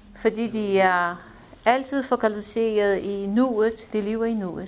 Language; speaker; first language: Danish; non-native, fluent; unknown